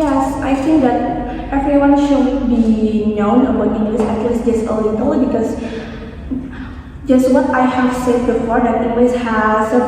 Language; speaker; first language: English; non-native, fluent; Indonesian